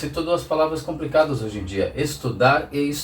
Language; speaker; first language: Portuguese; native; Portuguese